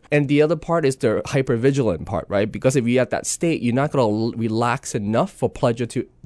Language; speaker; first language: English; non-native, local second language; Cantonese